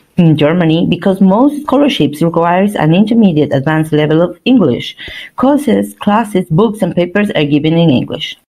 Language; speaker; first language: English; non-native, fluent; Spanish